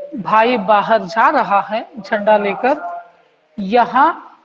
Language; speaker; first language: Hindi; non-native, local second language; Kannada